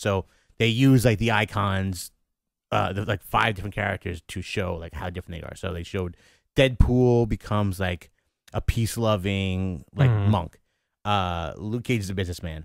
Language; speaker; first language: English; native; English